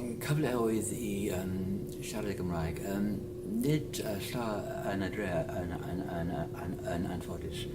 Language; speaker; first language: Welsh; non-native, learner; English